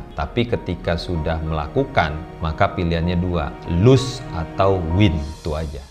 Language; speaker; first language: Indonesian; non-native, local second language; Minangkabau